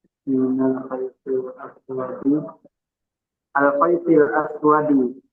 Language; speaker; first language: Arabic; non-native, learner; Indonesian